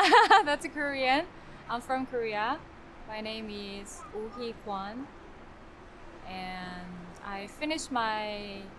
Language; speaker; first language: English; non-native, fluent; Korean